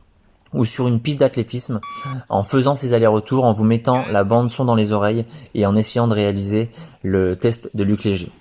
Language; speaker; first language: French; native; French